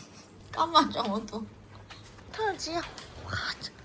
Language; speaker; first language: Chinese; non-native, learner; Korean